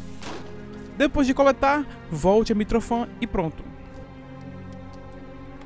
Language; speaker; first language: Portuguese; native; Portuguese